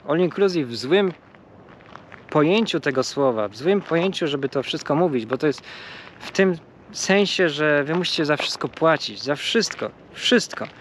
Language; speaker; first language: Polish; native; Polish